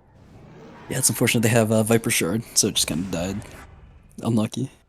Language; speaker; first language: English; native; English